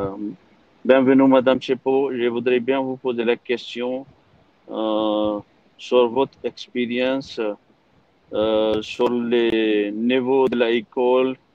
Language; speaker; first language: French; non-native, learner; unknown